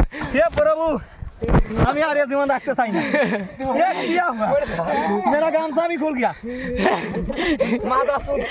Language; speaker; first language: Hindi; non-native, learner; Bangla